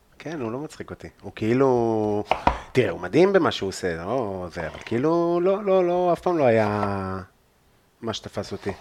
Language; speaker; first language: Hebrew; native; Hebrew